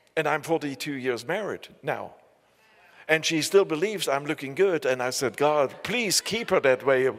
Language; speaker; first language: English; non-native, fluent; German